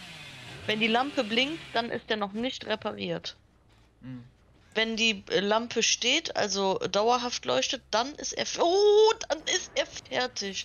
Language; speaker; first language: German; native; German